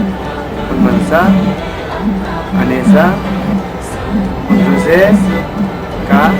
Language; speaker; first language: Catalan; non-native, learner; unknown